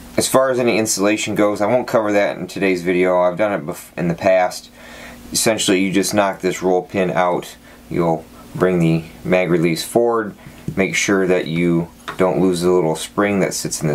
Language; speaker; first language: English; native; English